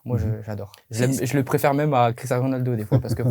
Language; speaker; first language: French; native; French